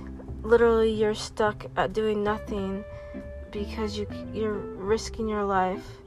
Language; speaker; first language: English; native; English